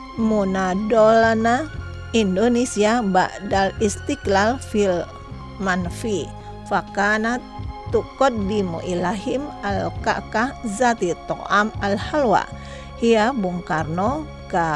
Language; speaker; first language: Arabic; non-native, fluent; Indonesian